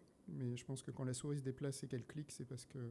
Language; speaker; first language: French; native; French